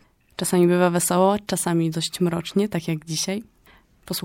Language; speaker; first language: Polish; native; Polish